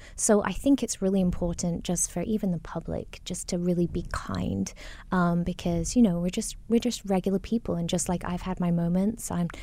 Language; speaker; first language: English; native; English